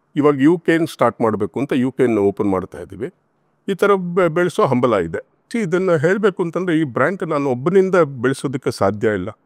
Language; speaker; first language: Kannada; non-native, local second language; Tamil